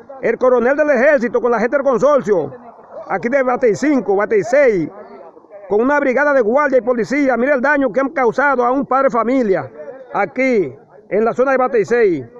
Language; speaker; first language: Spanish; native; Spanish